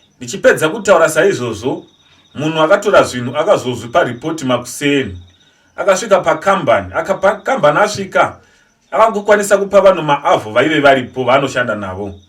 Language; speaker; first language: Shona; non-native, local second language; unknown